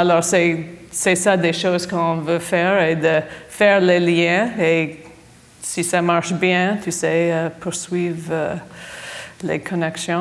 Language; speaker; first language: French; non-native, fluent; English